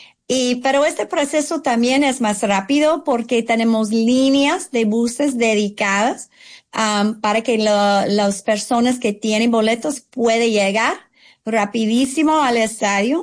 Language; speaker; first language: Spanish; non-native, fluent; English